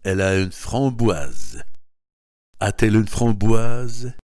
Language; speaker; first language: French; non-native, fluent; Russian